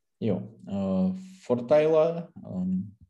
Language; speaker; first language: German; non-native, learner; Czech